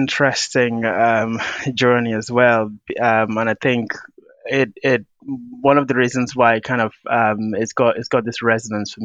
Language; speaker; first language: English; non-native, local second language; Yoruba